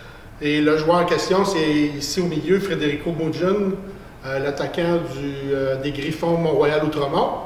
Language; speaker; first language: French; native; French